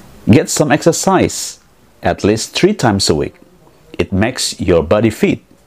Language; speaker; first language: English; non-native, fluent; Indonesian